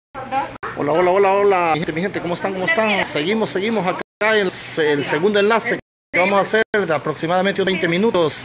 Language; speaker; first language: Spanish; native; Spanish